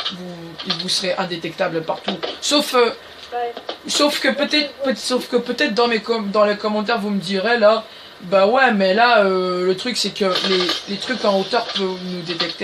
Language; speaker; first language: French; native; French